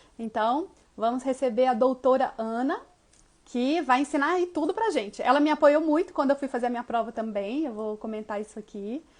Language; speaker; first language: Portuguese; native; Portuguese